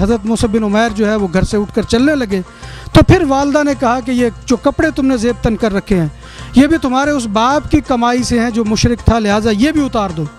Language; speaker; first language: Urdu; native; Urdu